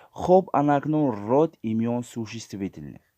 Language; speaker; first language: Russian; non-native, fluent; Tajik